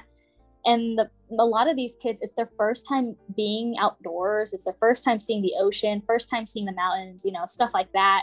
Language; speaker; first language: English; native; English